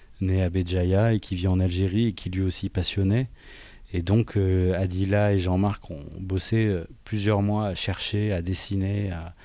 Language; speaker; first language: French; native; French